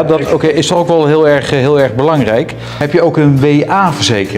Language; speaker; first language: Dutch; native; Dutch